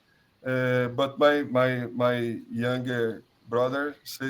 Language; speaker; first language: English; non-native, learner; Portuguese